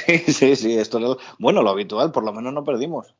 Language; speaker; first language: Spanish; native; Spanish